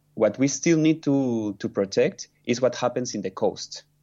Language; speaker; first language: English; non-native, fluent; Spanish